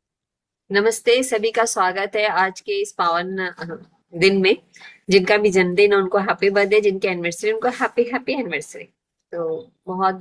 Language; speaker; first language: Hindi; native; Hindi